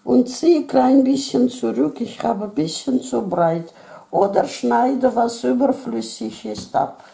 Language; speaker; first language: German; non-native, fluent; Russian